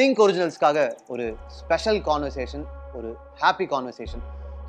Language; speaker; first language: Tamil; native; Tamil